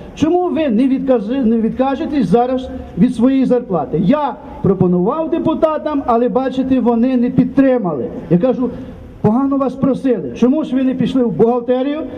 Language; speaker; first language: Ukrainian; native; Ukrainian